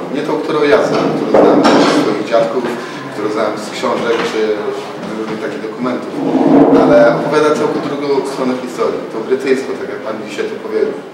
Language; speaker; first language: Polish; native; Polish